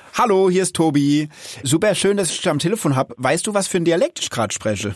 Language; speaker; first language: German; native; German